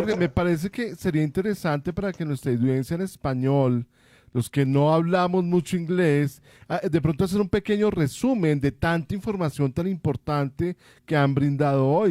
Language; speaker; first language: Spanish; native; Spanish